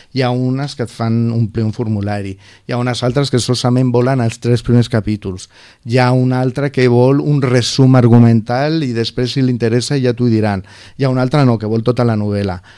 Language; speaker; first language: Catalan; non-native, local second language; Spanish